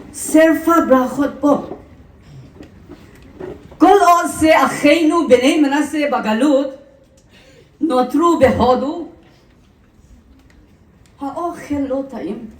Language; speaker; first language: Hebrew; non-native, fluent; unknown